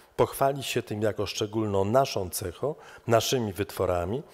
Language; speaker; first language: Polish; native; Polish